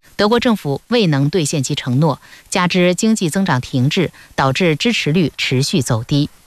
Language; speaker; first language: Chinese; native; Chinese